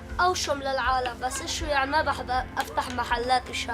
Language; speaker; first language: Arabic; native; Arabic